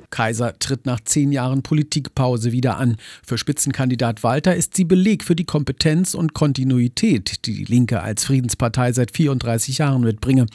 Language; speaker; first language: German; native; German